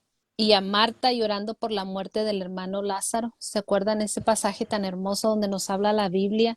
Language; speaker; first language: Spanish; native; Spanish